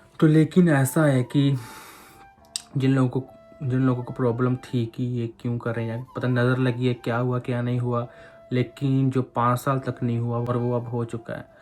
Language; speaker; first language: Hindi; non-native, local second language; Punjabi